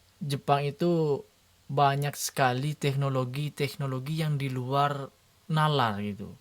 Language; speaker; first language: Indonesian; non-native, local second language; Madurese